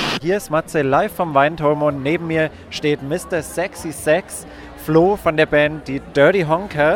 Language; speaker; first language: German; native; German